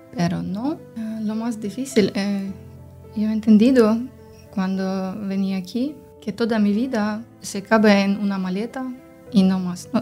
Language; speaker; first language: Spanish; non-native, learner; Ukrainian